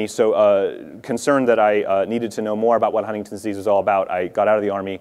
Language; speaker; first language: English; native; English